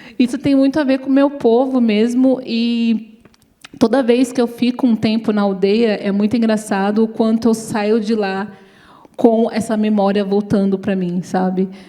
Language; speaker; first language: Portuguese; native; Portuguese